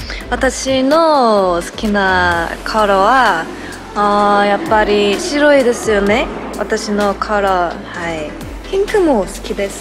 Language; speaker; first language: Japanese; non-native, learner; Korean